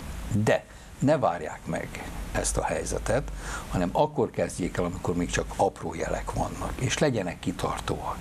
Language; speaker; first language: Hungarian; native; Hungarian